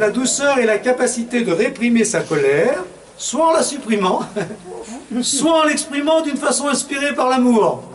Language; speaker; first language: French; native; French